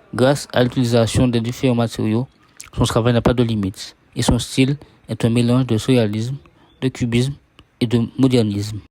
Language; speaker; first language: French; native; French